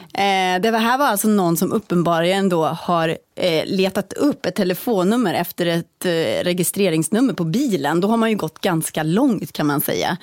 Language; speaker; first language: Swedish; native; Swedish